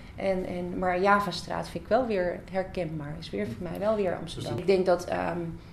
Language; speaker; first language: Dutch; native; Dutch